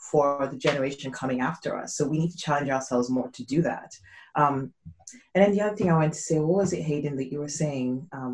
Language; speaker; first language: English; non-native, local second language; Yoruba